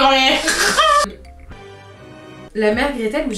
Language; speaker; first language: French; native; French